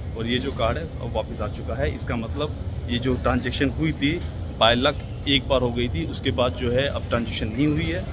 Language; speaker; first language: Hindi; native; Hindi